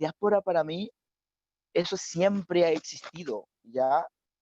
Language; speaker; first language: Spanish; non-native, fluent; Haitian Creole